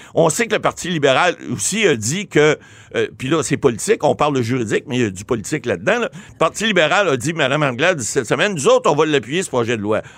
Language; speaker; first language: French; native; French